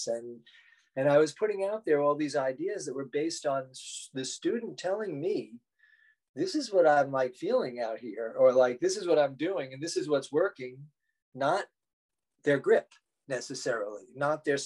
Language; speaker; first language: English; native; English